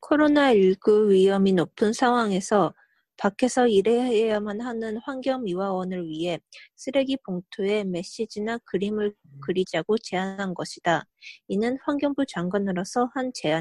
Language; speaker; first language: Korean; early bilingual, heritage; Korean